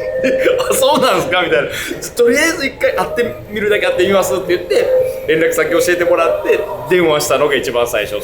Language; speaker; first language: Japanese; native; Japanese